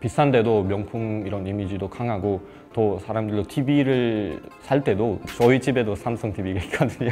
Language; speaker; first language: Korean; non-native, fluent; Uzbek